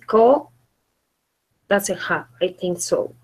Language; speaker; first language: English; non-native, learner; Spanish